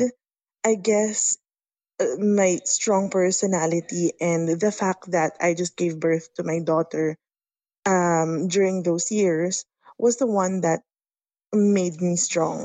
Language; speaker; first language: English; non-native, local second language; Filipino